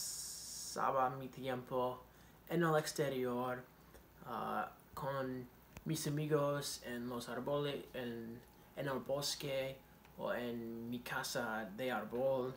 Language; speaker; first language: Spanish; non-native, learner; English